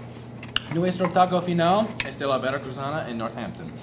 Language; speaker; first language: Spanish; non-native, learner; English